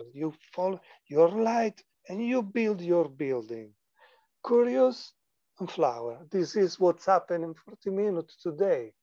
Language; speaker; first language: English; non-native, learner; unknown